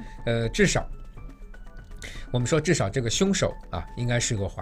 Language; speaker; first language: Chinese; native; Chinese